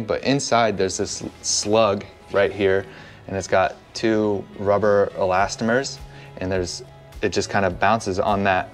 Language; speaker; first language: English; native; English